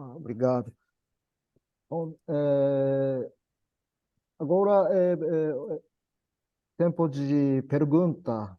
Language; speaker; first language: Portuguese; non-native, learner; Japanese